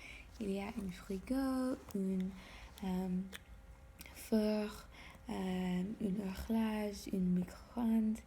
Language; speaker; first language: French; non-native, learner; English